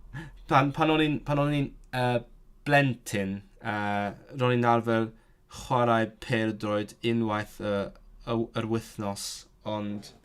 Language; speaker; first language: Welsh; non-native, learner; Cantonese